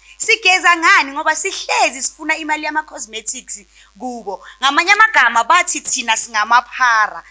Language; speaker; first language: Zulu; non-native, local second language; Southern Sotho